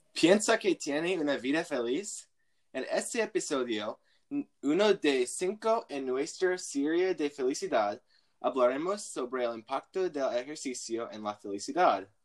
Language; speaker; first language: Spanish; non-native, learner; English